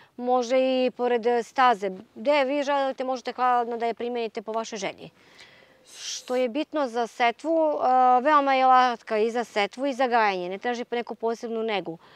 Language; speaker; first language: Croatian; native; Croatian